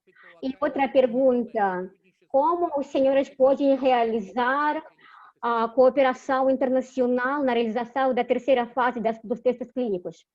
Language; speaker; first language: Portuguese; non-native, fluent; Russian